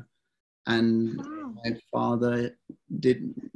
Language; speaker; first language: English; non-native, fluent; Danish